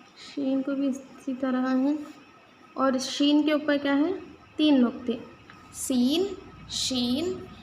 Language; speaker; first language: Hindi; native; Hindi